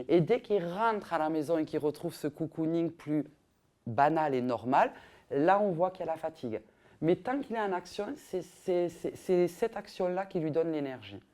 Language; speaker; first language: French; native; French